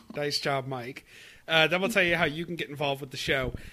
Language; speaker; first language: English; native; English